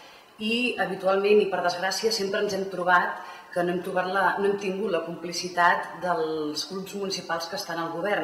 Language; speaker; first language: Catalan; native; Catalan